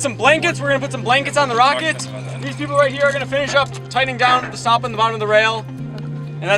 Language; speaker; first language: English; native; English